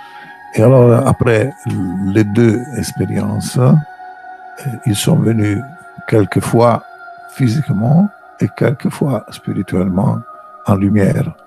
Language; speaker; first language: French; non-native, fluent; Italian